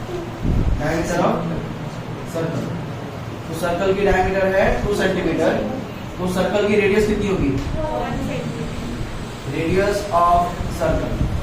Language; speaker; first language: Hindi; native; Hindi